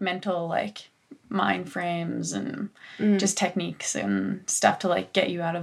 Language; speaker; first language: English; native; English